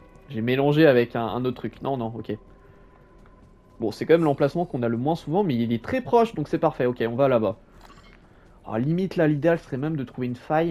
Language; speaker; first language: French; native; French